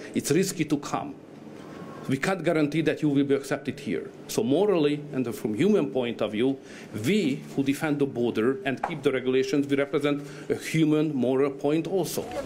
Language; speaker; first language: English; non-native, fluent; Hungarian